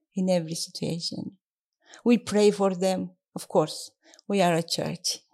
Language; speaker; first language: English; non-native, learner; Romanian